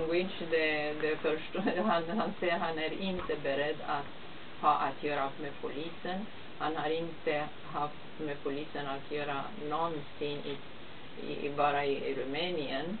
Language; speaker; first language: Swedish; non-native, fluent; Romanian